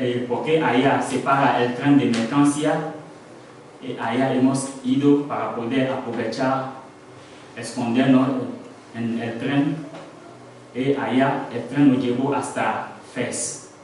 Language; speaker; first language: Spanish; non-native, learner; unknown